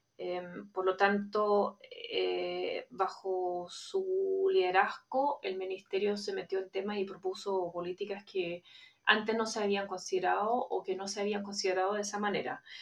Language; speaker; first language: Spanish; non-native, fluent; German